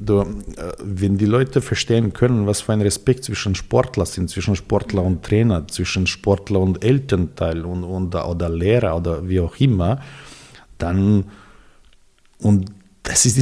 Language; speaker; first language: German; non-native, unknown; Serbian